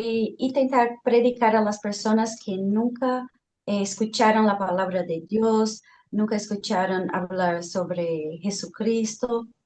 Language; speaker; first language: Spanish; non-native, fluent; Portuguese